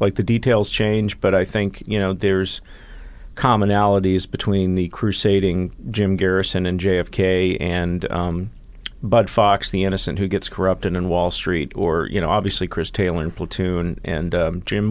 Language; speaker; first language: English; native; English